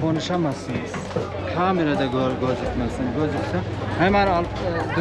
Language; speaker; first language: Turkish; non-native, learner; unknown